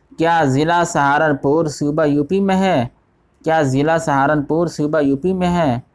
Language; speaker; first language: Urdu; native; Urdu